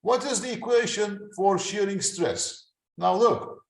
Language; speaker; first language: English; non-native, fluent; Turkish